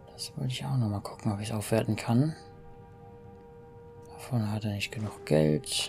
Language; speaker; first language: German; native; German